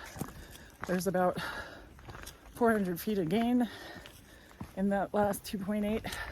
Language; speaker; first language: English; native; English